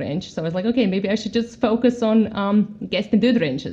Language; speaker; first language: English; non-native, fluent; Croatian